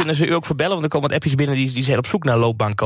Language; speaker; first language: Dutch; native; Dutch